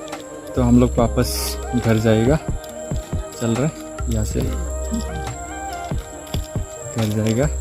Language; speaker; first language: Hindi; non-native, local second language; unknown